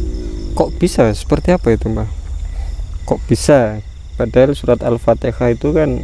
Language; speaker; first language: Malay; non-native, local second language; Javanese